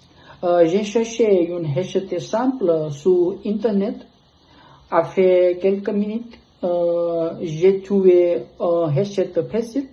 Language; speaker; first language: French; non-native, learner; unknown